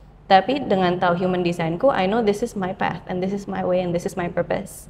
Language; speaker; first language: English; non-native, fluent; Indonesian